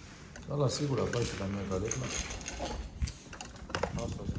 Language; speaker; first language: Greek; early bilingual, other home language; Albanian